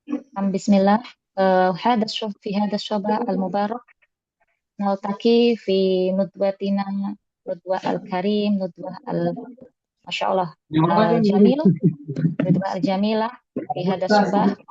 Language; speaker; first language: Arabic; non-native, learner; Indonesian